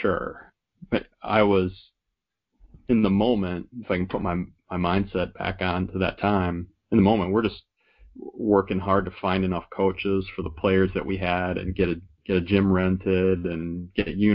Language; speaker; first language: English; native; English